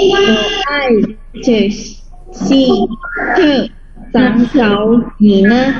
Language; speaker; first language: Chinese; non-native, learner; Indonesian